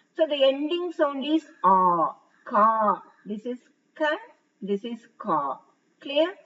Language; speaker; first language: English; non-native, local second language; Tamil